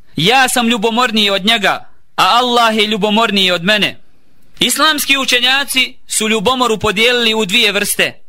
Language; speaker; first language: Bosnian; native; Bosnian